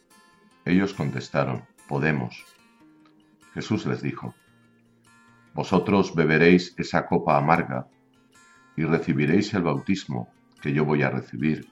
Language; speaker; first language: Spanish; native; Spanish